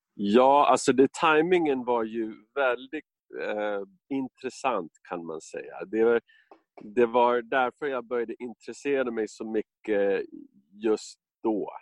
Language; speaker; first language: Swedish; non-native, fluent; English